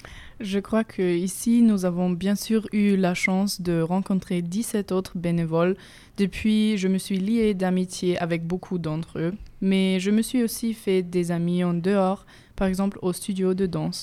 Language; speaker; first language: French; non-native, fluent; German